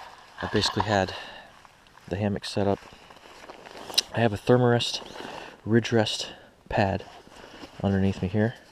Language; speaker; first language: English; native; English